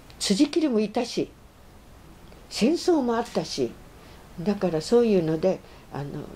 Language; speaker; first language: Japanese; native; Japanese